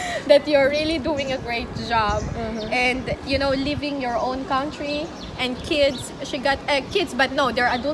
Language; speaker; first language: English; non-native, fluent; Filipino